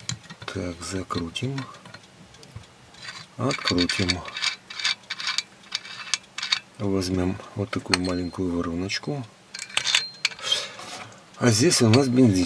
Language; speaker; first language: Russian; native; Russian